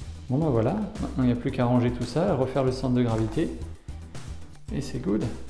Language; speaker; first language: French; native; French